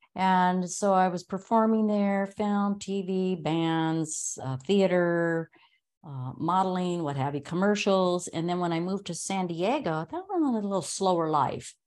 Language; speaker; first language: English; native; English